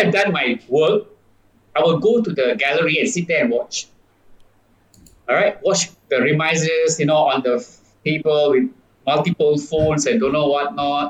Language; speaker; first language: English; non-native, local second language; Tamil